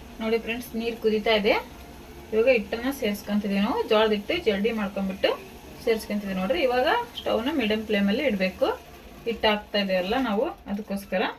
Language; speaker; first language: Kannada; native; Kannada